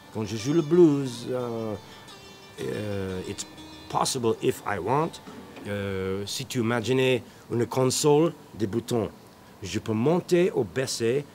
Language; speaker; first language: French; non-native, learner; English